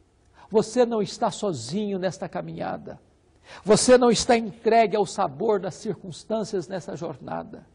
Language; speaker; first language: Portuguese; native; Portuguese